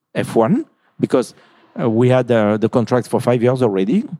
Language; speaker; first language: English; non-native, fluent; French